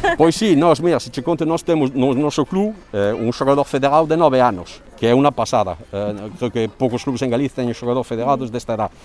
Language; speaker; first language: Galician; non-native, fluent; French